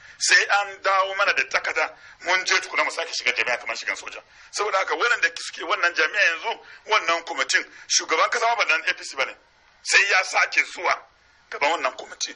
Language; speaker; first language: Hausa; non-native, local second language; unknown